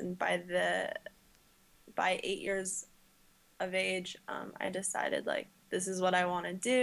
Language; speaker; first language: English; native; English